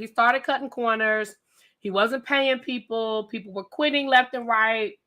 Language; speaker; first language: English; native; English